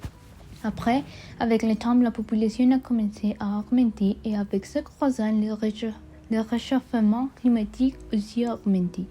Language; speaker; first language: French; non-native, learner; Spanish